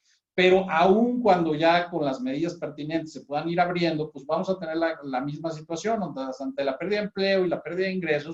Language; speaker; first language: Spanish; native; Spanish